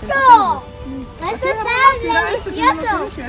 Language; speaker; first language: Spanish; native; Spanish